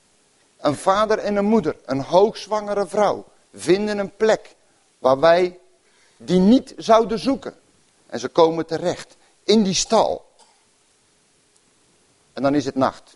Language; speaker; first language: Dutch; native; Dutch